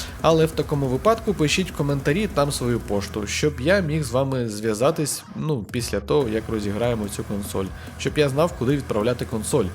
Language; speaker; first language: Ukrainian; native; Ukrainian